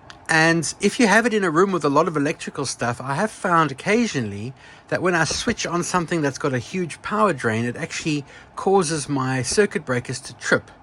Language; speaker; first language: English; native; English